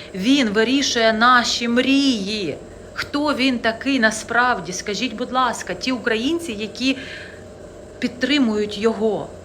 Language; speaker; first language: Ukrainian; non-native, local second language; Russian